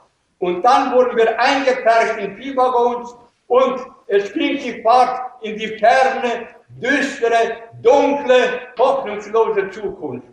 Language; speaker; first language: German; native; German